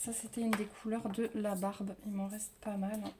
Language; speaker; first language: French; native; French